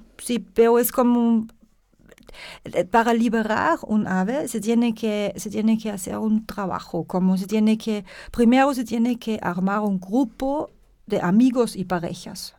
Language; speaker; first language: Spanish; non-native, fluent; German